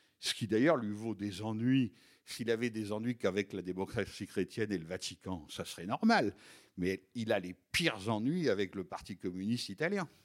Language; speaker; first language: French; native; French